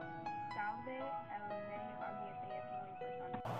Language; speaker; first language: Spanish; non-native, learner; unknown